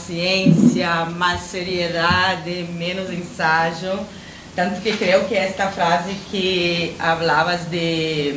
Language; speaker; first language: Spanish; non-native, fluent; Portuguese